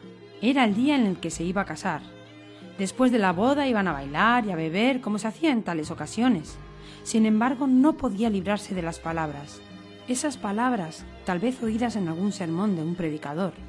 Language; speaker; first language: Spanish; native; Spanish